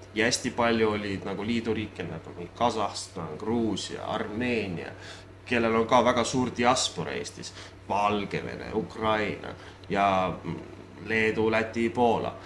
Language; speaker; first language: Estonian; non-native, local second language; Russian